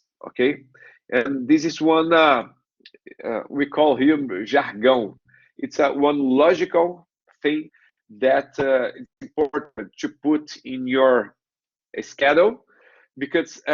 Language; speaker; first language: English; non-native, learner; Portuguese